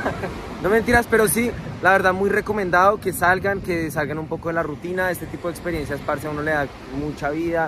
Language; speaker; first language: Spanish; native; Spanish